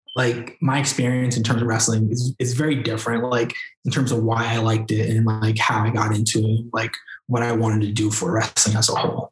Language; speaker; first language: English; native; English